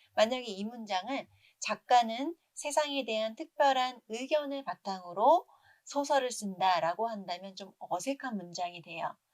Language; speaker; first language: Korean; native; Korean